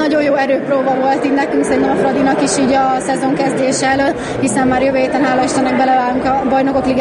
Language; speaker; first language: Hungarian; native; Hungarian